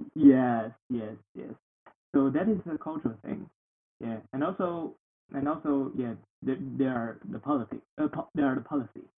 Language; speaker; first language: English; non-native, learner; Chinese